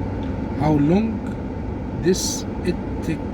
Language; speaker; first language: English; non-native, learner; Arabic